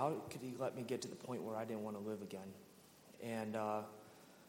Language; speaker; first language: English; native; English